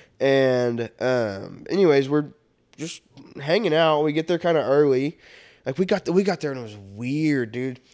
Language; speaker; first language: English; native; English